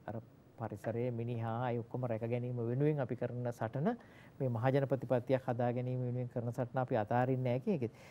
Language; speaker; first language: Sinhala; native; Sinhala